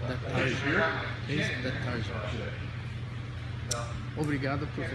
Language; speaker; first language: Portuguese; non-native, learner; English